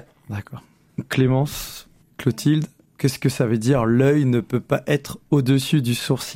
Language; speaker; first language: French; native; French